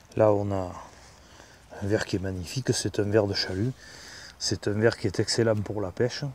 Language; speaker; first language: French; native; French